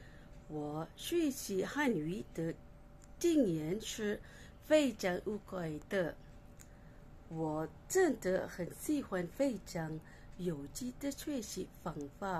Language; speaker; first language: Chinese; non-native, learner; Malay